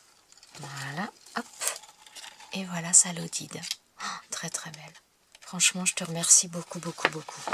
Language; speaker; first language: French; native; French